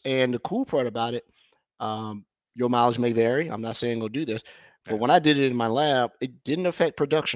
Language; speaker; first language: English; native; English